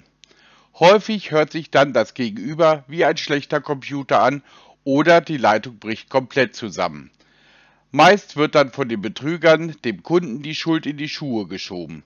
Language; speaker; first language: German; native; German